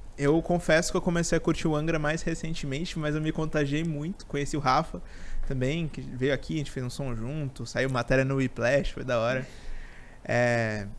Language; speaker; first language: Portuguese; native; Portuguese